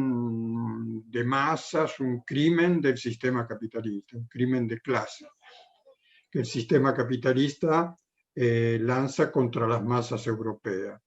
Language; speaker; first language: Spanish; non-native, fluent; Italian